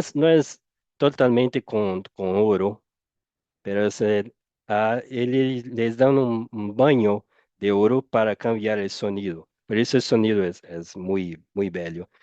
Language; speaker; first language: Spanish; non-native, fluent; Portuguese